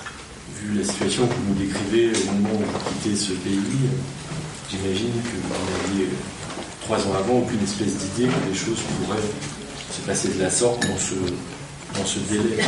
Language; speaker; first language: French; native; French